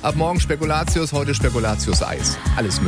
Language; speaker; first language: German; native; German